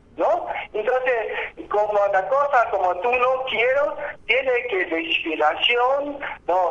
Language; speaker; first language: Spanish; non-native, learner; Chinese